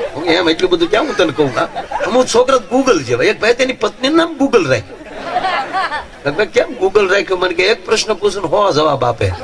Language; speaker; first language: Gujarati; native; Gujarati